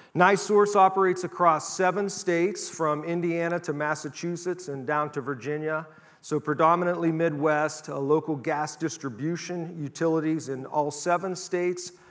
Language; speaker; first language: English; native; English